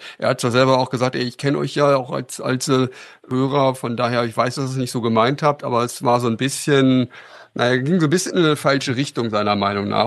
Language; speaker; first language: German; native; German